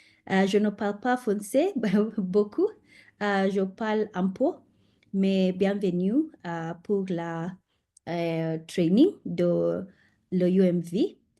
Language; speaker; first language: French; non-native, learner; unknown